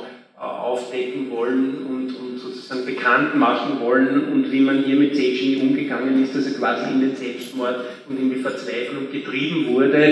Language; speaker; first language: German; native; German